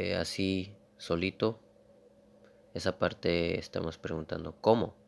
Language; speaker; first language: Spanish; non-native, local second language; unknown